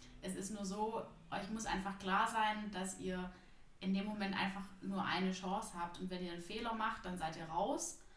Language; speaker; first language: German; native; German